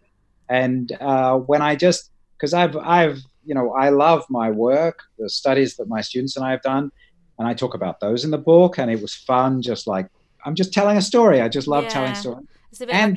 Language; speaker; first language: English; native; English